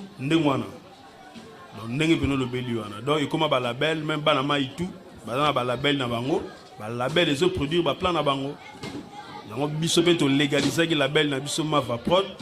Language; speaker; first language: Lingala; native; Lingala